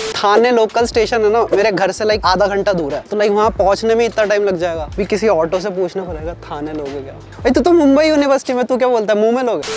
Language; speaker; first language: Hindi; native; Hindi